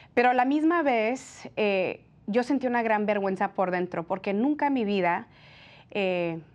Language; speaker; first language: Spanish; early bilingual, heritage; Spanish